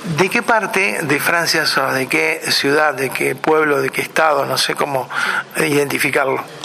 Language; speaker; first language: Spanish; native; Spanish